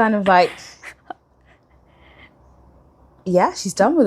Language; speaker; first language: English; native; English